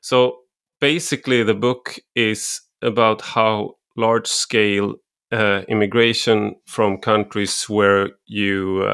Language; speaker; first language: English; non-native, fluent; Swedish